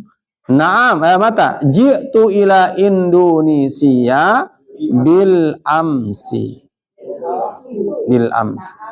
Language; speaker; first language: Arabic; non-native, fluent; Indonesian